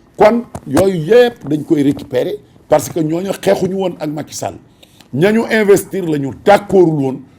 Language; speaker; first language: Wolof; native; Wolof